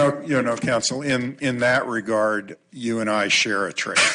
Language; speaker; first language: English; native; English